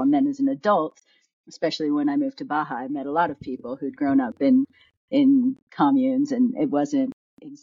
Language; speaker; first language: English; native; English